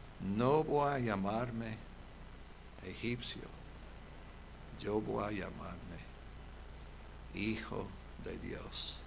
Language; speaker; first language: Spanish; non-native, fluent; English